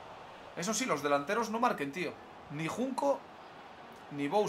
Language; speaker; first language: Spanish; native; Spanish